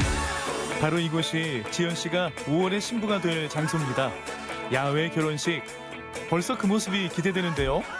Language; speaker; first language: Korean; native; Korean